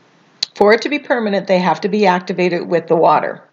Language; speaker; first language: English; native; English